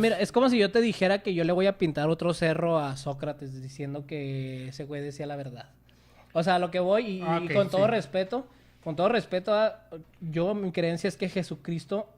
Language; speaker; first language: Spanish; native; Spanish